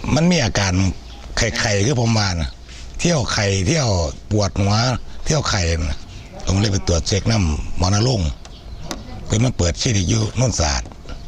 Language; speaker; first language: Thai; native; Thai